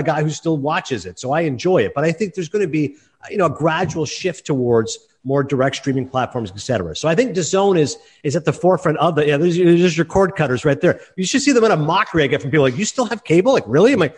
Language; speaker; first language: English; native; English